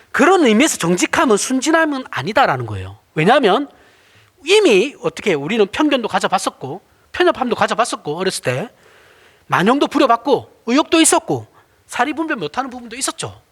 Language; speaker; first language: Korean; native; Korean